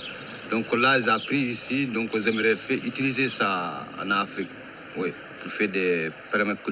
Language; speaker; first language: French; non-native, fluent; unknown